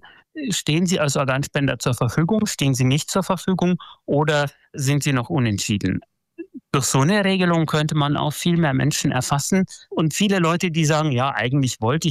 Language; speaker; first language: German; native; German